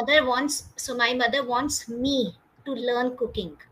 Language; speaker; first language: English; non-native, fluent; Hindi